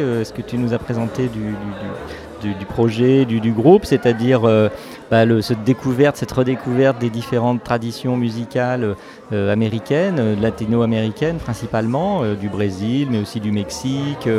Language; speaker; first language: French; native; French